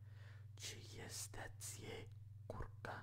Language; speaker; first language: Polish; non-native, learner; English